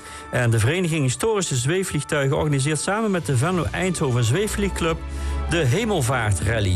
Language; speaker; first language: Dutch; native; Dutch